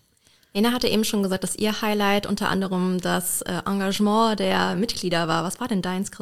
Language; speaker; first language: German; native; German